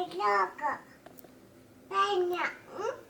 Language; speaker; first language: Chinese; early bilingual, heritage; Chinese